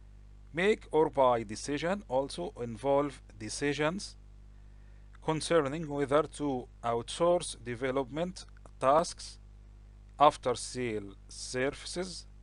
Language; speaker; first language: English; non-native, local second language; Arabic